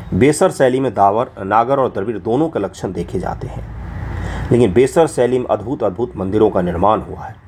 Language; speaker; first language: Hindi; non-native, local second language; Maithili